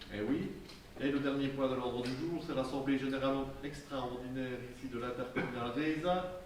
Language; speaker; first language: French; native; French